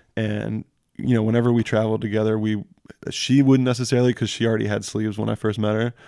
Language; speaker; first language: English; early bilingual, other home language; French